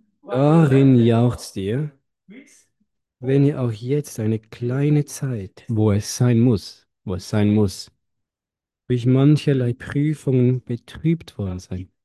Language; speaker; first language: German; non-native, fluent; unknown